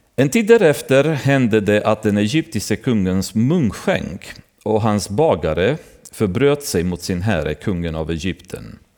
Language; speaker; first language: Swedish; non-native, fluent; Romanian